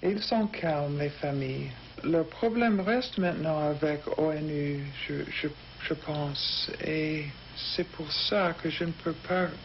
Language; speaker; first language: French; non-native, learner; English